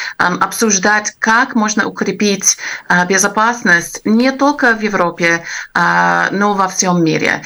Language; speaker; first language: Russian; non-native, fluent; English